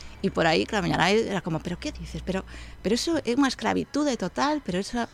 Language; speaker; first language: Galician; non-native, local second language; Spanish